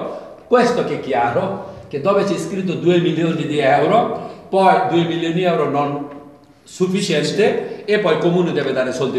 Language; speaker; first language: Italian; non-native, learner; Bangla